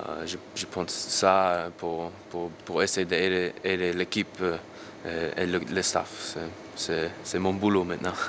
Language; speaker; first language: French; non-native, learner; English